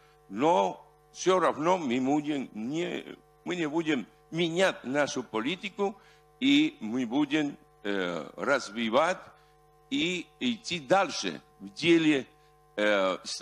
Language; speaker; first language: Russian; non-native, fluent; Spanish